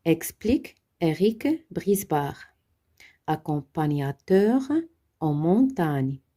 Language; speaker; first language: French; non-native, local second language; Arabic